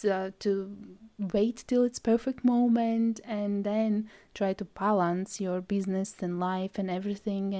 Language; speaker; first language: English; non-native, fluent; Latvian